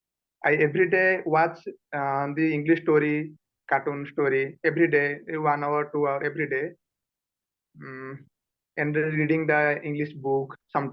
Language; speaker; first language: English; non-native, learner; Odia